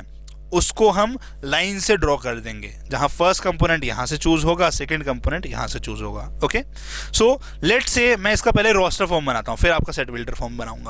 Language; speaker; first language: Hindi; native; Hindi